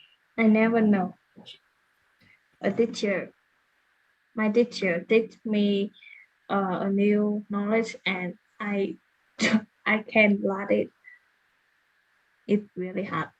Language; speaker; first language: English; non-native, learner; Vietnamese